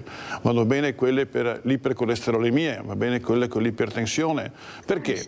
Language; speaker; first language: Italian; native; Italian